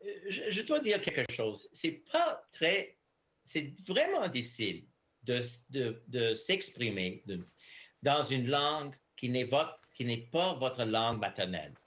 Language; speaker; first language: French; non-native, fluent; English